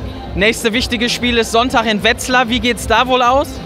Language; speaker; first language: German; native; German